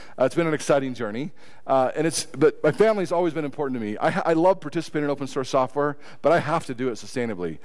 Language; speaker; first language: English; native; English